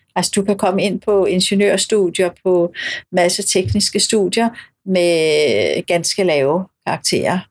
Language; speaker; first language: Danish; native; Danish